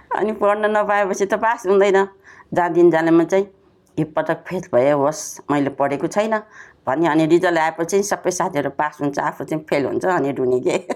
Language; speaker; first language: Nepali; non-native, local second language; Newari